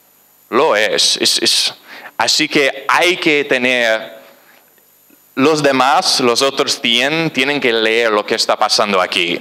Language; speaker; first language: Spanish; non-native, fluent; English